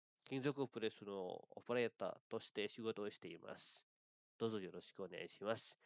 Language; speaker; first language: Japanese; non-native, local second language; Indonesian